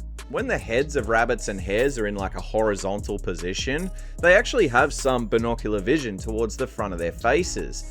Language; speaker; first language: English; native; English